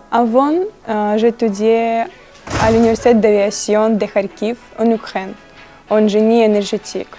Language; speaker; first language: French; non-native, learner; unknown